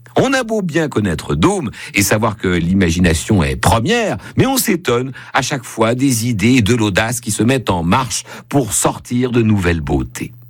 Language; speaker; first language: French; native; French